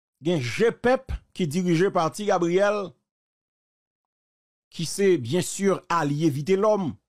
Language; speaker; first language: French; non-native, local second language; Haitian Creole